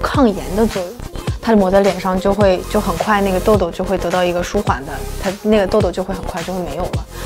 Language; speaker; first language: Chinese; native; Chinese